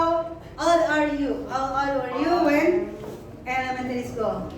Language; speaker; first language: English; non-native, fluent; Indonesian